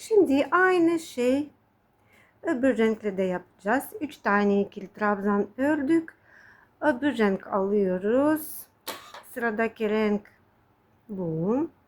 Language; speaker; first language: Turkish; non-native, fluent; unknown